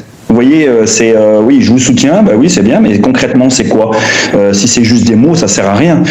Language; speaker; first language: French; native; French